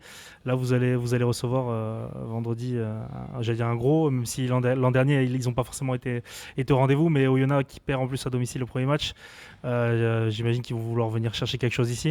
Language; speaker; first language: French; native; French